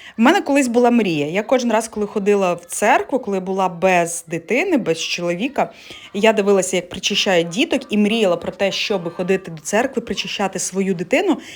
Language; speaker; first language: Ukrainian; non-native, local second language; Russian